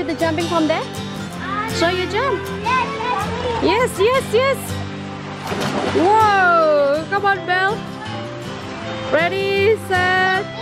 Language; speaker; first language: English; non-native, fluent; Indonesian